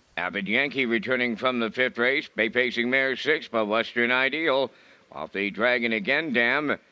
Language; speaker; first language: English; native; English